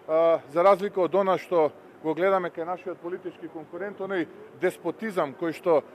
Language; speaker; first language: Macedonian; native; Macedonian